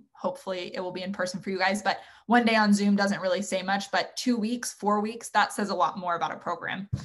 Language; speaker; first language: English; native; English